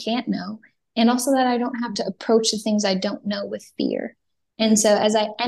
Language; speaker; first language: English; native; English